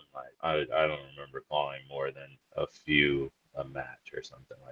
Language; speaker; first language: English; native; English